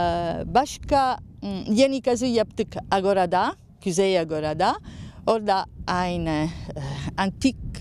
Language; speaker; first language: Turkish; non-native, learner; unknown